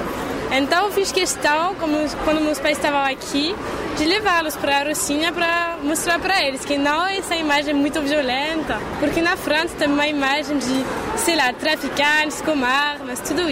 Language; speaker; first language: Portuguese; non-native, fluent; French